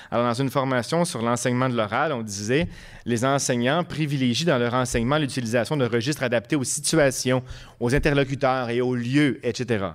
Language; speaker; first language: French; native; French